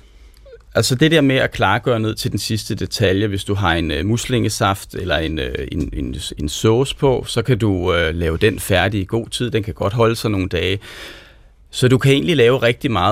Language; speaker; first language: Danish; native; Danish